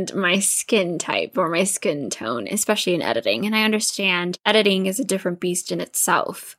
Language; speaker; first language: English; native; English